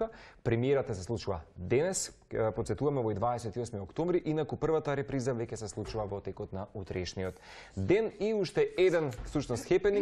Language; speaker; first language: Macedonian; native; Macedonian